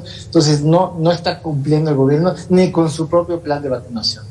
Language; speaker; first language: Spanish; native; Spanish